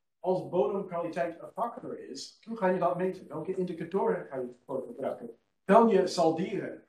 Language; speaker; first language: Dutch; non-native, fluent; English